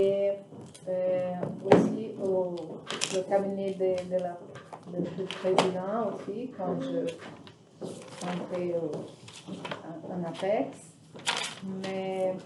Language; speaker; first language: French; non-native, learner; Portuguese